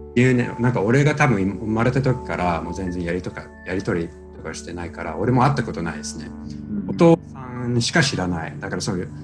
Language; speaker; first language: Japanese; non-native, fluent; English